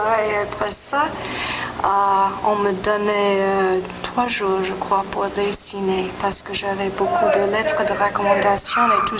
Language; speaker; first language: French; non-native, fluent; English